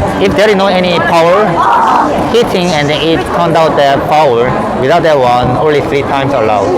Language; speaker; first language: English; non-native, learner; Korean